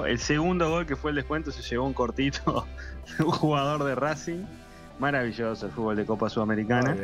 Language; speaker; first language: Spanish; native; Spanish